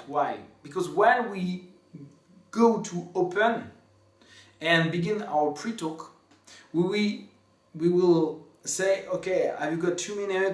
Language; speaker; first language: English; non-native, fluent; French